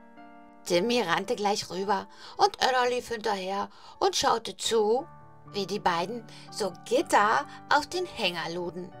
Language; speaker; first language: German; native; German